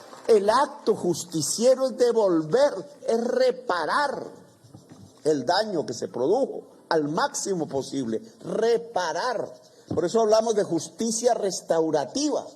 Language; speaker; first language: Spanish; native; Spanish